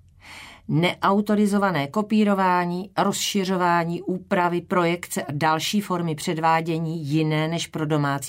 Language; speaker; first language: Czech; native; Czech